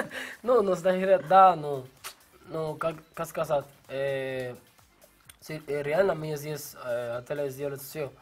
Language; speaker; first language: Russian; non-native, learner; Spanish